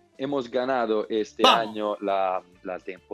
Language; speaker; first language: Spanish; non-native, fluent; Italian